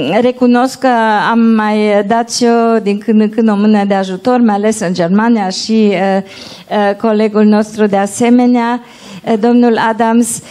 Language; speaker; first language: Romanian; non-native, local second language; German